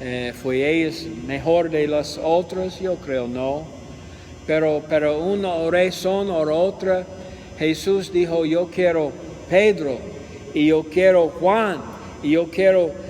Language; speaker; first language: Spanish; non-native, learner; English